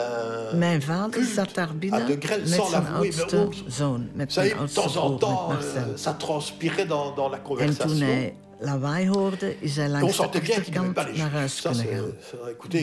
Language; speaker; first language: Dutch; early bilingual, other home language; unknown